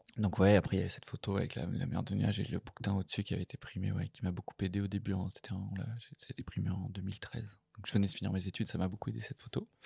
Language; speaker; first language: French; native; French